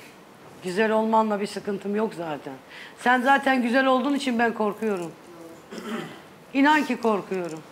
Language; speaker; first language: Turkish; native; Turkish